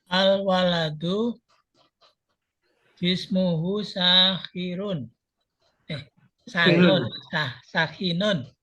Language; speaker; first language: Arabic; non-native, learner; Indonesian